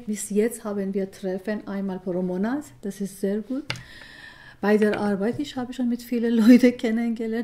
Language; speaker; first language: German; non-native, learner; Persian